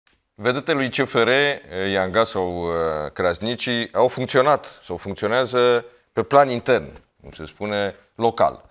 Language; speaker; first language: Romanian; native; Romanian